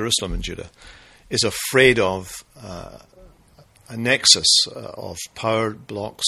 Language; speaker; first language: English; native; English